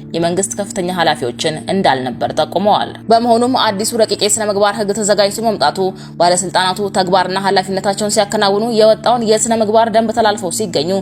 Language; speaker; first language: Amharic; native; Amharic